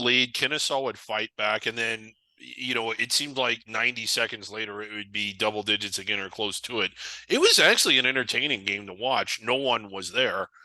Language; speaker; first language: English; native; English